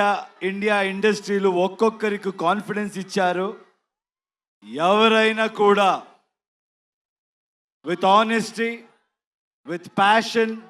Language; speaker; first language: Telugu; non-native, learner; Kannada